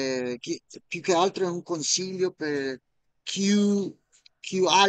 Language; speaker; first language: Italian; non-native, fluent; Spanish